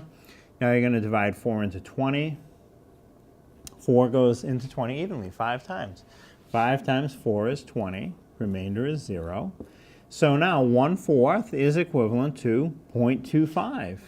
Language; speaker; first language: English; native; English